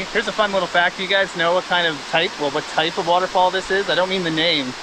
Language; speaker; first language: English; native; English